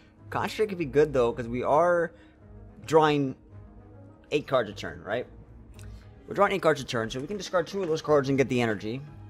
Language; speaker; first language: English; native; English